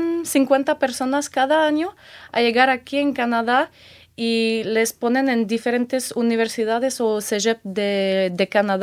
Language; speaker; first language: Spanish; non-native, fluent; French